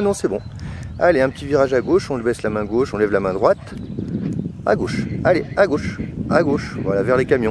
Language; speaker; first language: French; native; French